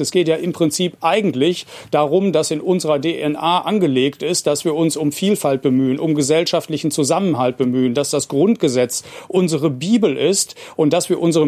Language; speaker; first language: German; native; German